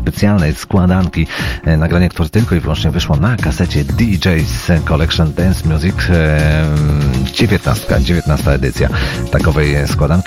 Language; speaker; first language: Polish; native; Polish